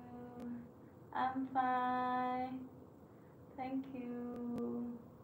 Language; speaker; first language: English; non-native, learner; Vietnamese